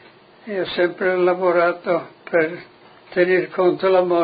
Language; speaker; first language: Italian; non-native, local second language; Friulian